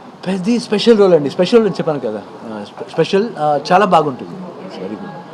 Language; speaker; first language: Telugu; non-native, learner; Kannada